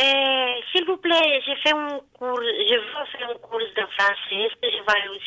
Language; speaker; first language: French; non-native, learner; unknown